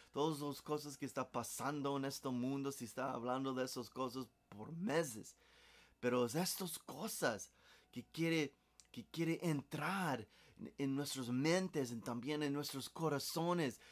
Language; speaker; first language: Spanish; non-native, learner; English